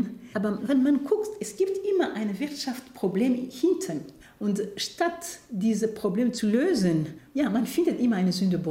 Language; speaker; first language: German; non-native, fluent; Kinyarwanda